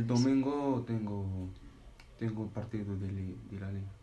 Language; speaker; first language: Spanish; non-native, learner; Arabic